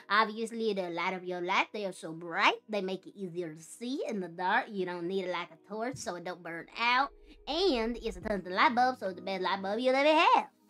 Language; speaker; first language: English; native; English